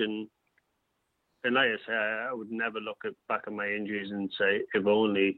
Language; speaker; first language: English; native; English